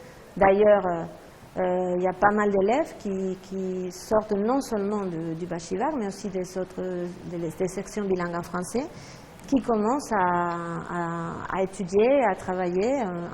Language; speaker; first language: French; non-native, fluent; Spanish